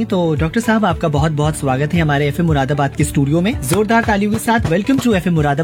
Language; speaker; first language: Hindi; native; Hindi